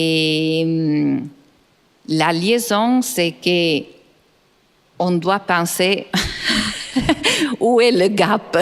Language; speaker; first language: French; non-native, fluent; Italian